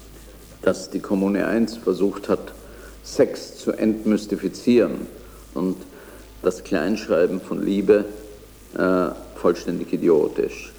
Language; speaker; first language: German; native; German